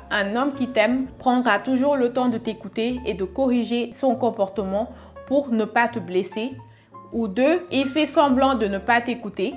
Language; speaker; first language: French; non-native, local second language; Wolof